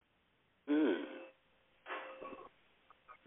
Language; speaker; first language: English; native; English